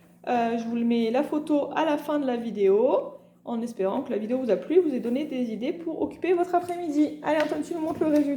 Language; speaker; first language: French; native; French